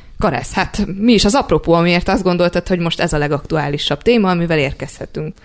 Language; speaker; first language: Hungarian; native; Hungarian